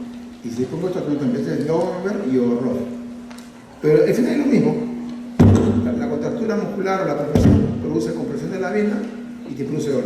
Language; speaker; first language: Spanish; native; Spanish